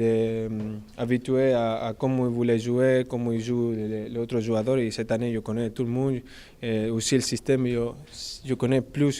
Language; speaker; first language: French; non-native, learner; Spanish